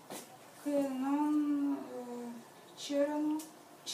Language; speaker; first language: Italian; non-native, learner; Russian